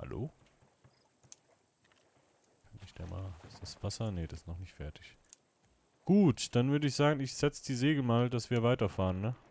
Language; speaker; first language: German; native; German